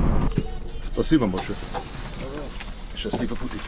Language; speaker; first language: Russian; non-native, learner; English